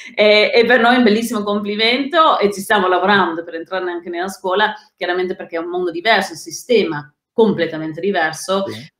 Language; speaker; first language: Italian; non-native, fluent; Dutch